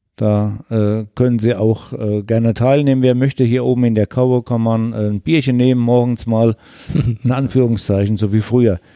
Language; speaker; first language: German; native; German